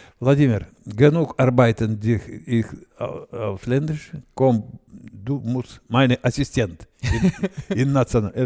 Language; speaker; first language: German; non-native, learner; Russian